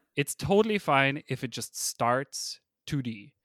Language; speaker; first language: English; non-native, fluent; German